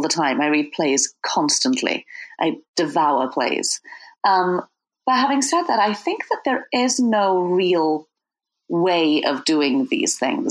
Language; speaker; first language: English; native; English